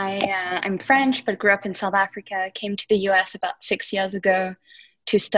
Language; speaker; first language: English; early bilingual, other home language; French